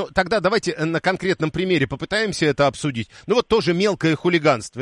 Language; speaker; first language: Russian; native; Russian